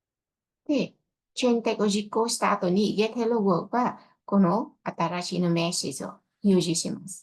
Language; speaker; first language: Japanese; non-native, fluent; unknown